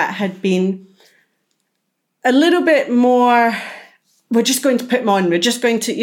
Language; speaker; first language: English; native; English